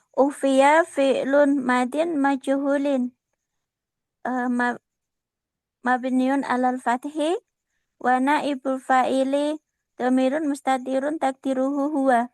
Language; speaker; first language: Arabic; non-native, learner; Indonesian